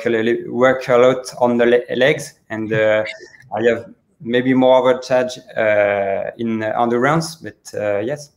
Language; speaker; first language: English; non-native, learner; French